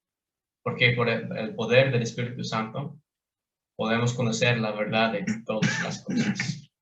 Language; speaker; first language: Spanish; non-native, fluent; English